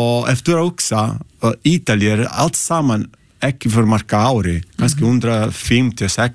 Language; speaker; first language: Icelandic; non-native, learner; Italian